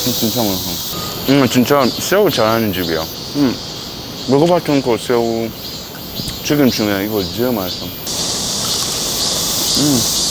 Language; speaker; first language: Korean; non-native, fluent; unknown